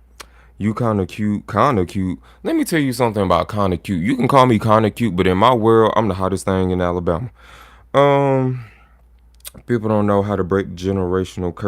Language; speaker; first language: English; native; English